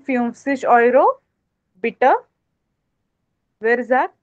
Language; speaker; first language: German; non-native, fluent; Hindi